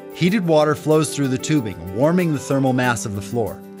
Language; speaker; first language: English; native; English